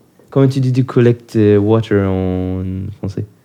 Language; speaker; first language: French; non-native, learner; German